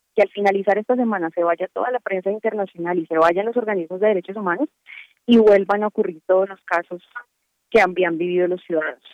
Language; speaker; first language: Spanish; native; Spanish